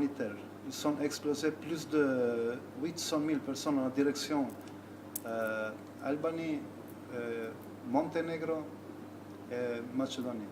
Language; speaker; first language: French; non-native, learner; Albanian